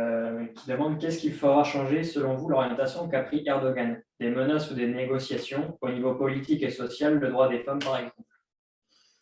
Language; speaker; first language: French; native; French